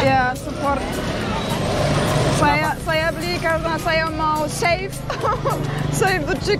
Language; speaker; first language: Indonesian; non-native, learner; German